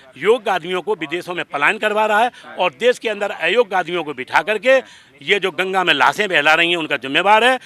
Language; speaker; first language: Hindi; native; Hindi